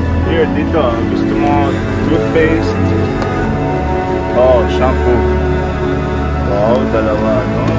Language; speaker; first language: Filipino; non-native, learner; Arabic